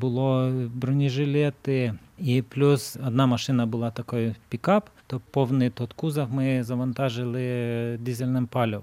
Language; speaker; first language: Ukrainian; non-native, learner; Lithuanian